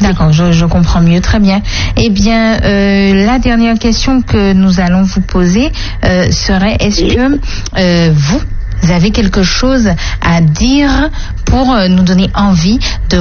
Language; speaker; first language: French; native; French